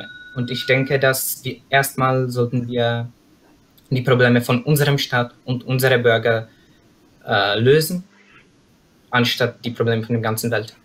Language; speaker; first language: German; non-native, fluent; Czech